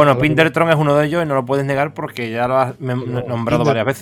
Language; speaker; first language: Spanish; native; Spanish